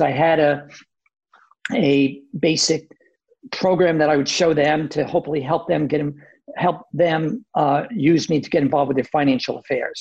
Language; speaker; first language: English; native; English